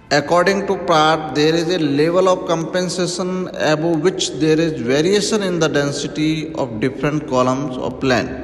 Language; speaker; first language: English; non-native, local second language; Hindi